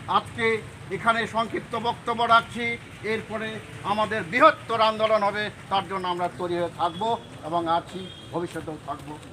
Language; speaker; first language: Bangla; non-native, local second language; Santali